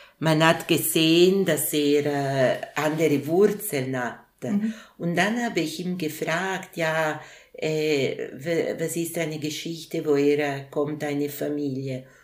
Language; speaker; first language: German; early bilingual, other home language; Italian